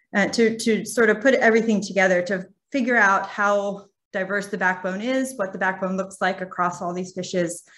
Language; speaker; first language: English; native; English